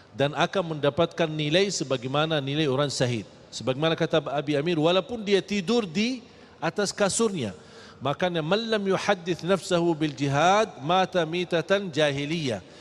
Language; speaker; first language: Malay; non-native, fluent; Arabic